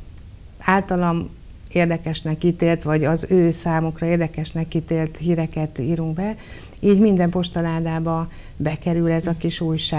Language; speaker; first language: Hungarian; native; Hungarian